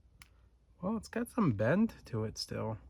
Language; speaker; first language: English; native; English